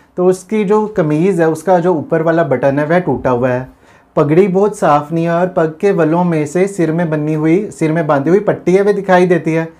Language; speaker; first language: Hindi; non-native, local second language; Punjabi